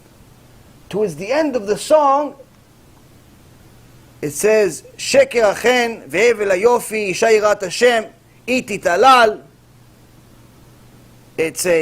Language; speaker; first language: English; non-native, fluent; Hebrew